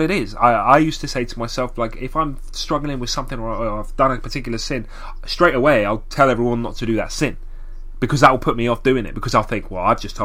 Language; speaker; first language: English; native; English